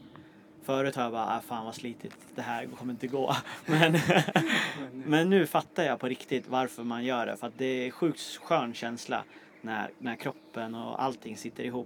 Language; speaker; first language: Swedish; native; Swedish